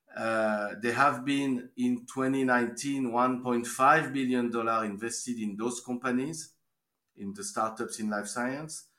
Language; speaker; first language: English; non-native, fluent; French